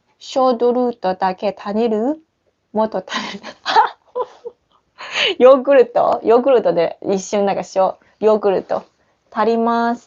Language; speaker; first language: Japanese; non-native, fluent; Chinese